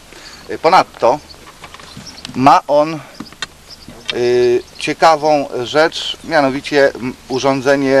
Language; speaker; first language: Polish; native; Polish